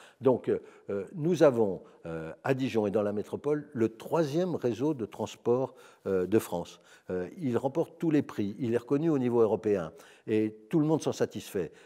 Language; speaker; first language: French; native; French